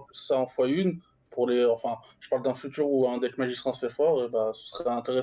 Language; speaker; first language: French; native; French